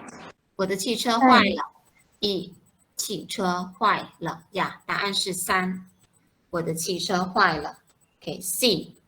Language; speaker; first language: Chinese; non-native, fluent; Malay